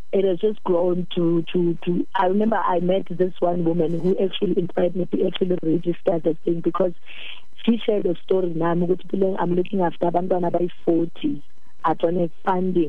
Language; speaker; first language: English; non-native, local second language; Xhosa